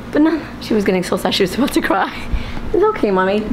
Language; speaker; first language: English; early bilingual, other home language; Spanish